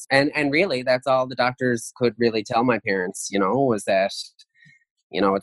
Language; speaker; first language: English; native; English